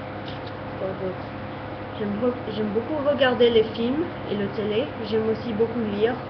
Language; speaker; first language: French; non-native, fluent; English